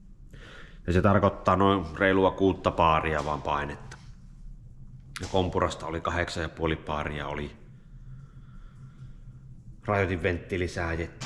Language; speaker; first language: Finnish; native; Finnish